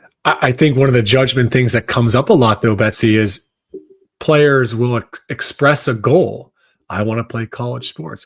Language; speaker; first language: English; native; English